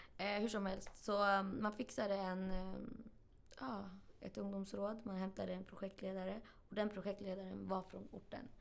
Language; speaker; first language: Swedish; early bilingual, other home language; Arabic